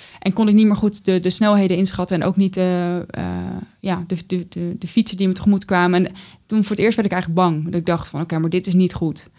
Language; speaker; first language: Dutch; native; Dutch